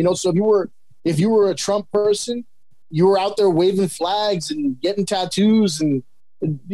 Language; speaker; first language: English; native; English